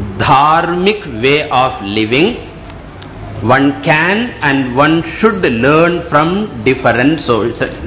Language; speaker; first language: English; non-native, local second language; Tamil